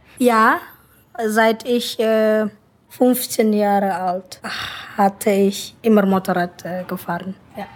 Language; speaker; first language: German; non-native, learner; Indonesian